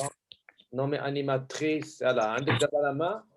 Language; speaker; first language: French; non-native, local second language; Arabic